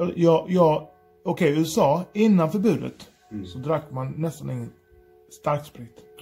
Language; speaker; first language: Swedish; native; Swedish